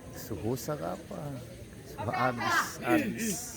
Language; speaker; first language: Indonesian; native; Indonesian